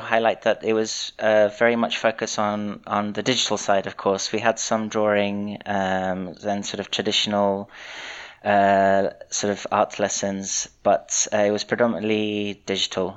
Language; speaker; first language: English; native; English